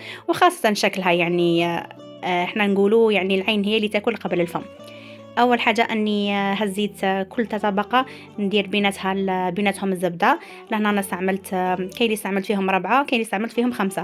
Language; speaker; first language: Arabic; native; Arabic